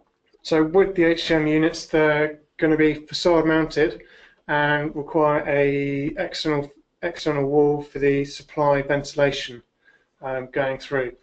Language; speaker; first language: English; native; English